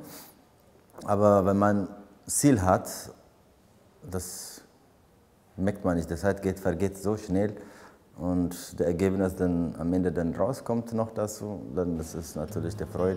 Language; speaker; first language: German; non-native, fluent; Amharic